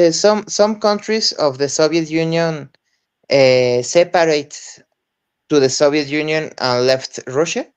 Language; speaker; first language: English; non-native, learner; Spanish